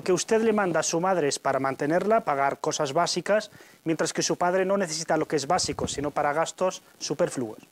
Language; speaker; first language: Spanish; native; Spanish